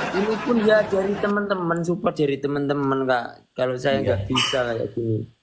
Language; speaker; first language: Indonesian; non-native, local second language; Javanese